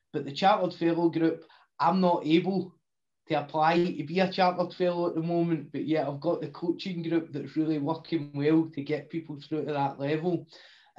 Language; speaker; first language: English; native; English